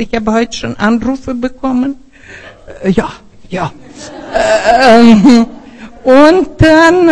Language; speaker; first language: German; non-native, fluent; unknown